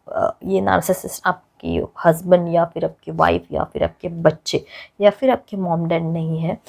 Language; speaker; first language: Hindi; non-native, local second language; Marathi